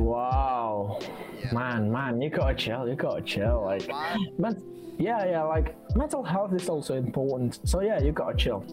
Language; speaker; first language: English; non-native, fluent; Indonesian